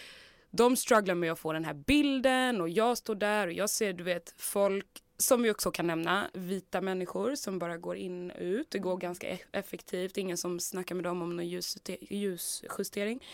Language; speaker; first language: Swedish; native; Swedish